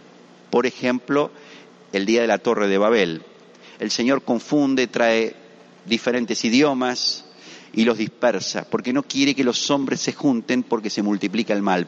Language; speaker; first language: Spanish; native; Spanish